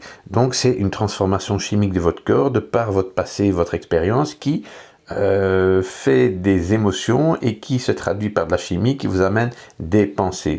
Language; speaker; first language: French; native; French